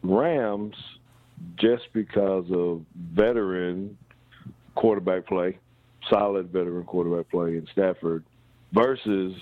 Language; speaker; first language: English; native; English